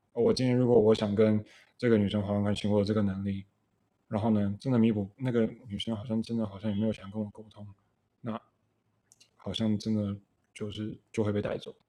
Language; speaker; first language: Chinese; early bilingual, heritage; Chinese